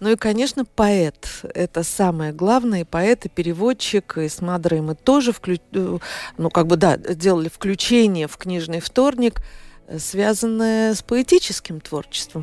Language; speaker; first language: Russian; native; Russian